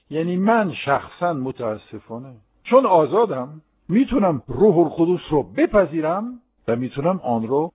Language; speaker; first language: Persian; non-native, fluent; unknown